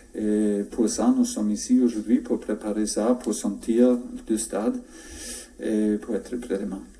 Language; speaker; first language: French; non-native, fluent; German